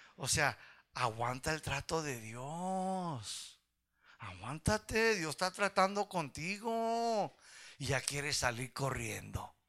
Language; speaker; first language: Spanish; early bilingual, heritage; Spanish